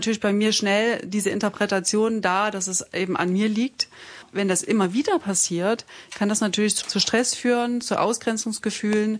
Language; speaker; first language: German; native; German